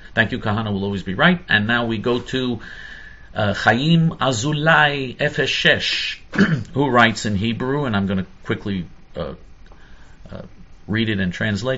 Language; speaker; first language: English; native; English